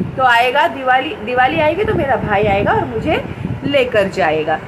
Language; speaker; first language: Hindi; non-native, local second language; Marathi